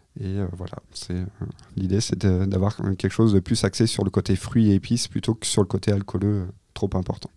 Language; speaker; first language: French; native; French